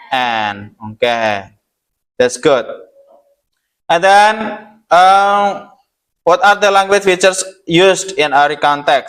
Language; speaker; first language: English; non-native, learner; Indonesian